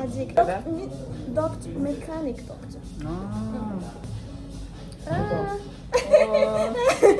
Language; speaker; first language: Korean; non-native, learner; Arabic